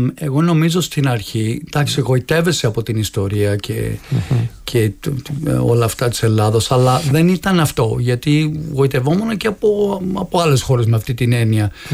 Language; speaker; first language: Greek; non-native, fluent; English